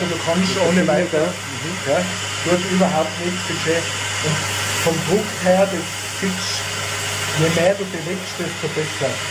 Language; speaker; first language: German; native; German